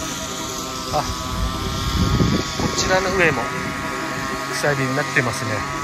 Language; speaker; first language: Japanese; native; Japanese